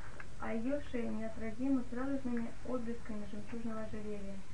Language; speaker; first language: Russian; native; Russian